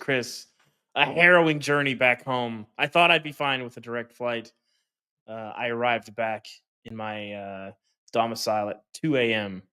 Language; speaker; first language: English; native; English